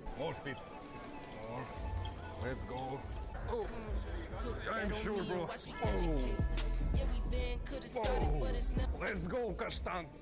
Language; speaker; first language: English; non-native, learner; Russian